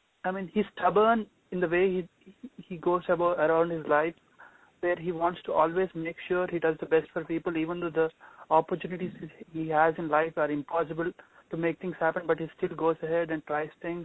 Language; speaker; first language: English; non-native, local second language; Telugu